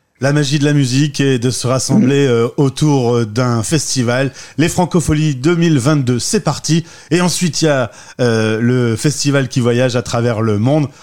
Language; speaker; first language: French; native; French